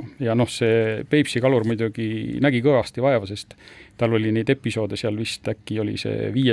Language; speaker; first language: Estonian; native; Estonian